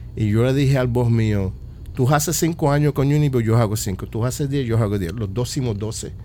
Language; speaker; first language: Spanish; early bilingual, heritage; Spanish